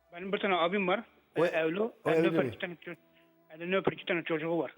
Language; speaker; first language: Turkish; non-native, learner; Arabic